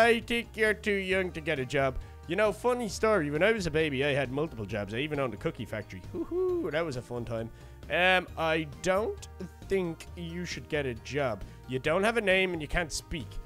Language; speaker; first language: English; native; English